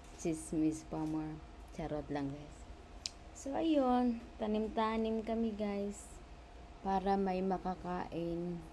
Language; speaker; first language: Filipino; non-native, local second language; Cebuano